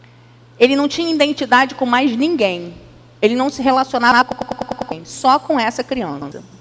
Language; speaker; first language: Portuguese; native; Portuguese